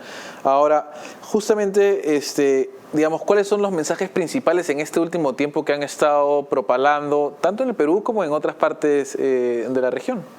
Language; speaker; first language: Spanish; native; Spanish